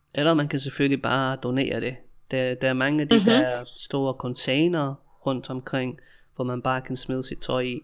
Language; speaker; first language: Danish; non-native, fluent; English